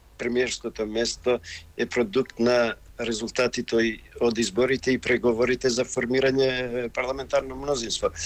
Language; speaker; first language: Macedonian; non-native, local second language; Albanian